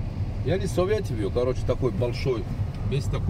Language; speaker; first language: Russian; non-native, learner; Turkish